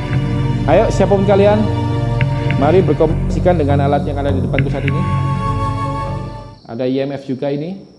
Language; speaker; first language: Indonesian; native; Indonesian